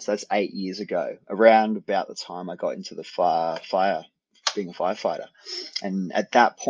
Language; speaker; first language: English; native; English